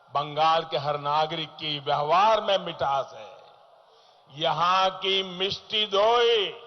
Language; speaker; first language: Hindi; non-native, local second language; Gujarati